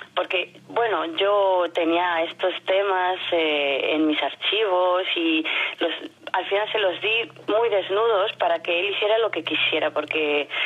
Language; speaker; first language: Spanish; non-native, fluent; French